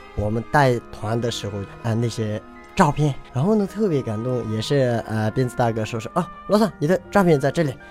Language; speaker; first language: Chinese; non-native, local second language; Tibetan